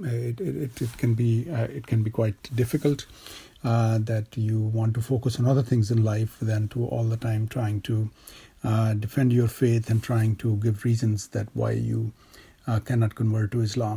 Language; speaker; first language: English; non-native, local second language; Urdu